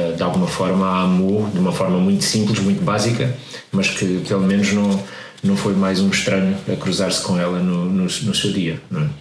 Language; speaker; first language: Portuguese; native; Portuguese